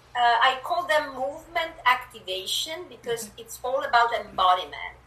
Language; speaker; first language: English; non-native, fluent; Italian